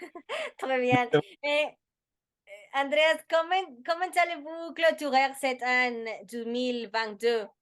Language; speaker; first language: French; non-native, learner; Spanish